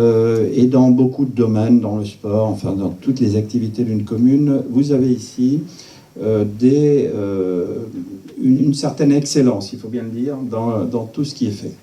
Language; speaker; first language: French; native; French